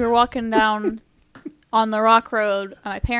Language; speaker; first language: English; native; English